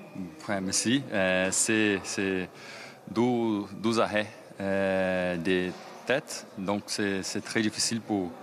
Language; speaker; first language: French; non-native, learner; Portuguese